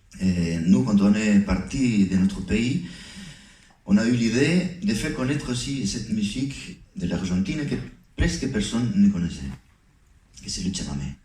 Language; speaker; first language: French; non-native, fluent; Spanish